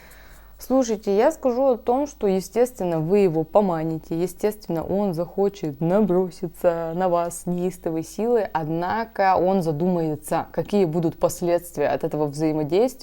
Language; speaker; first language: Russian; native; Russian